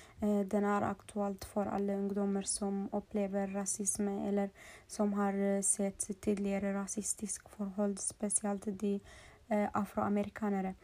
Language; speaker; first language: Swedish; non-native, learner; Norwegian